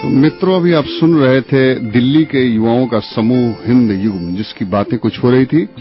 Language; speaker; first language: Hindi; native; Hindi